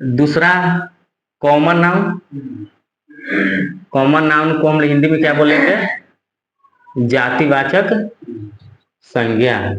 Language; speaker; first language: Hindi; non-native, local second language; Bhojpuri